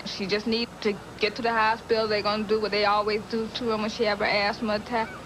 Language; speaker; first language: English; native; English